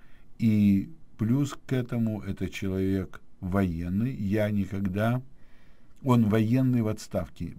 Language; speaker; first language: Russian; native; Russian